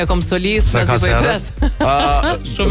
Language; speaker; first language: Albanian; native; Albanian